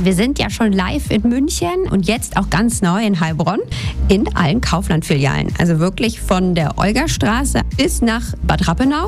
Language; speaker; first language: German; native; German